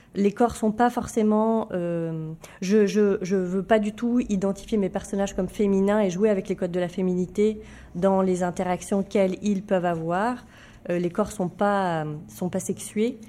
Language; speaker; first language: French; native; French